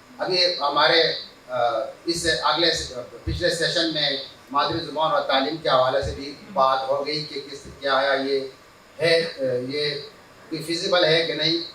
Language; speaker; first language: Urdu; non-native, local second language; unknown